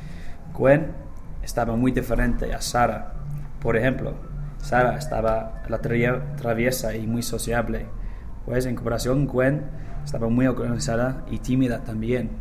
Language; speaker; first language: Spanish; non-native, learner; English